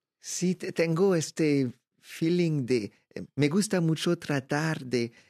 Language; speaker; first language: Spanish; non-native, learner; French